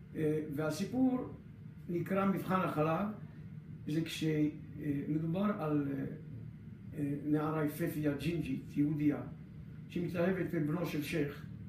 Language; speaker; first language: Hebrew; early bilingual, other home language; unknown